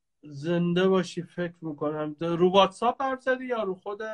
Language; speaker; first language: Persian; native; Persian